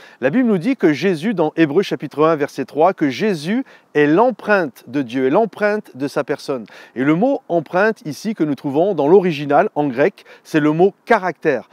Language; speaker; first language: French; native; French